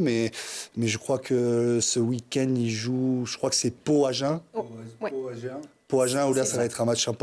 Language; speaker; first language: French; native; French